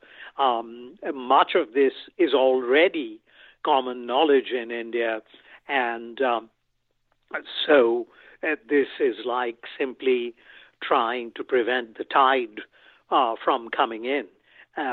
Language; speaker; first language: English; non-native, local second language; Bangla